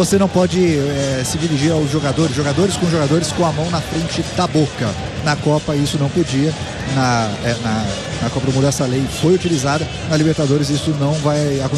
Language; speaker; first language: Portuguese; native; Portuguese